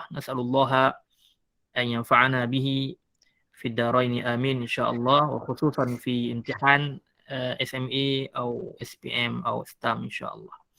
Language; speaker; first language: Arabic; non-native, fluent; Malay